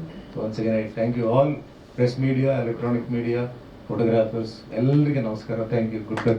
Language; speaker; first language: Kannada; non-native, local second language; Tulu